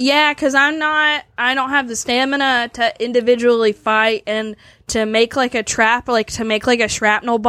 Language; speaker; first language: English; native; English